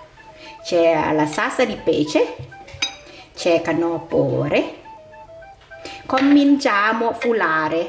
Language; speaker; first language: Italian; non-native, learner; Thai